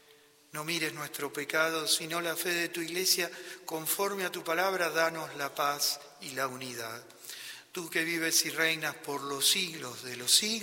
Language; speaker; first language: Spanish; native; Spanish